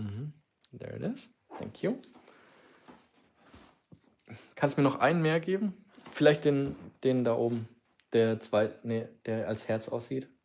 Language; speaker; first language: German; native; German